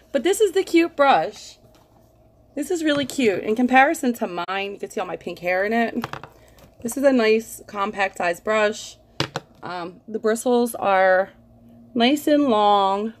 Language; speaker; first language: English; native; English